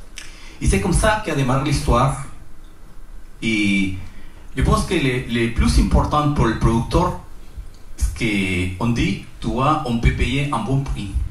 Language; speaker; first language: French; non-native, learner; Spanish